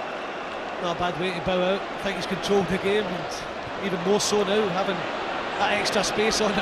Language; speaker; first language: English; native; English